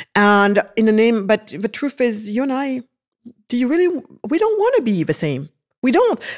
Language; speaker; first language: English; early bilingual, other home language; Wolof